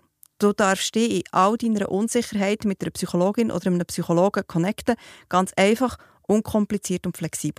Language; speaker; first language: German; native; German